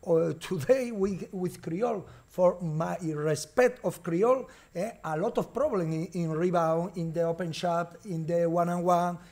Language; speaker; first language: English; non-native, learner; Portuguese